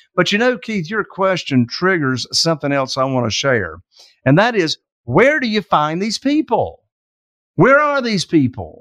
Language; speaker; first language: English; native; English